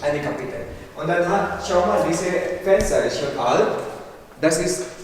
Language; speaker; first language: German; non-native, learner; Filipino